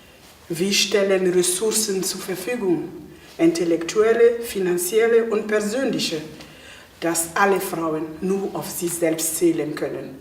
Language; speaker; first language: German; non-native, fluent; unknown